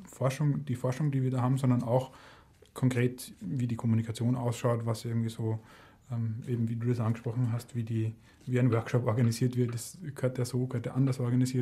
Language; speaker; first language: German; native; German